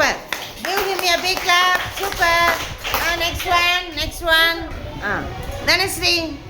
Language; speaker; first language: English; non-native, local second language; Tamil